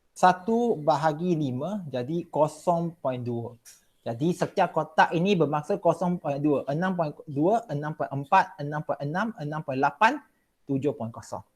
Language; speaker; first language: Malay; non-native, local second language; Chinese